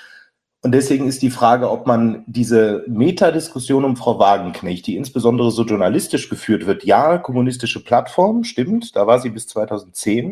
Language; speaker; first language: German; native; German